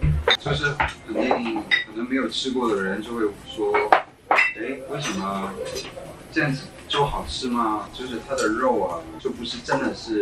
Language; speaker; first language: Chinese; non-native, local second language; Cantonese